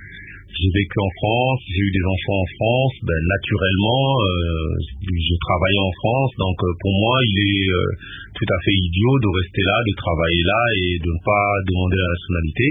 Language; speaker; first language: French; non-native, local second language; Lingala